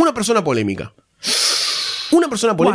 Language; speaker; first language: Spanish; native; Spanish